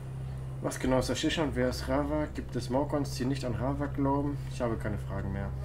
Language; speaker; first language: German; native; German